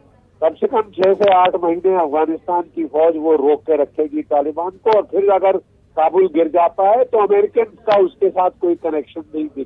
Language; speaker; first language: Hindi; native; Hindi